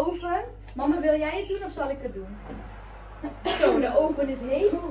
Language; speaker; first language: Dutch; native; Dutch